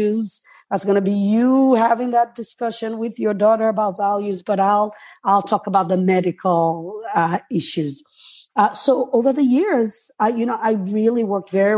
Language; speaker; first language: English; non-native, local second language; Krio